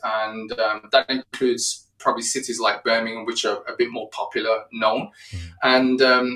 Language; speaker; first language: English; native; English